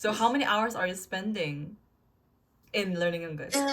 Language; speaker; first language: English; non-native, fluent; Korean